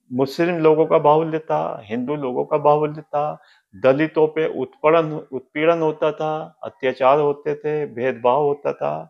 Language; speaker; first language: Hindi; native; Hindi